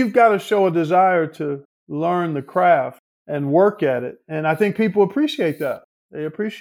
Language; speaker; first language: English; native; English